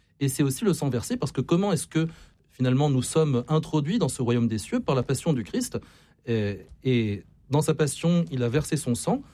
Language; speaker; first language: French; native; French